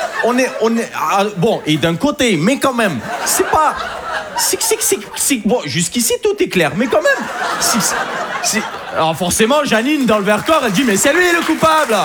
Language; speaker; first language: French; native; French